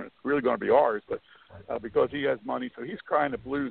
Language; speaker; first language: English; native; English